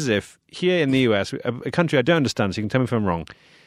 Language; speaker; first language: English; native; English